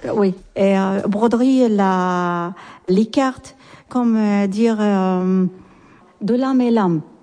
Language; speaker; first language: French; non-native, learner; Arabic